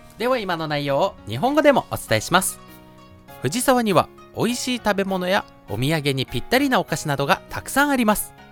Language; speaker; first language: Japanese; native; Japanese